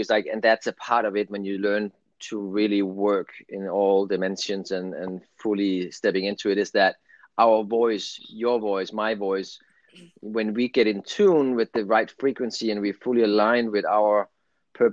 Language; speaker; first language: English; non-native, fluent; Danish